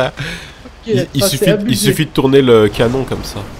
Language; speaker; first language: French; native; French